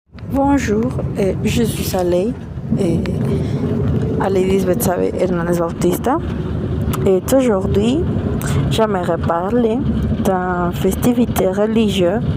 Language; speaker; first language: French; non-native, learner; Spanish